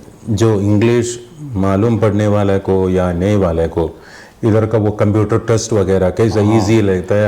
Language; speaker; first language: Hindi; non-native, local second language; Malayalam